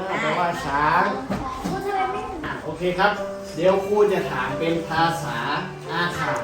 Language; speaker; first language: Thai; non-native, local second language; Akha